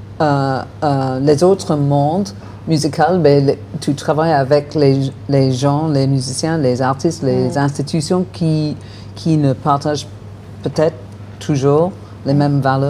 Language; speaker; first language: French; non-native, learner; English